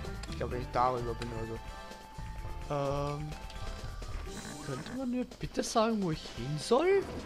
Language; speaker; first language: German; native; German